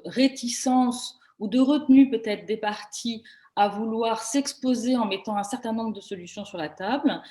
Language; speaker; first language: French; native; French